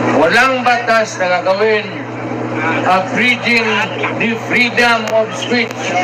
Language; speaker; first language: Filipino; non-native, local second language; Cebuano